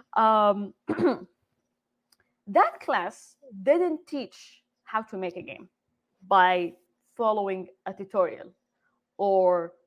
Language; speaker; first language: English; non-native, fluent; Arabic